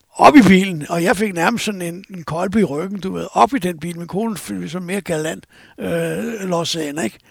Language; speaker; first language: Danish; native; Danish